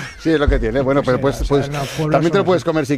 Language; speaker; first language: Spanish; native; Spanish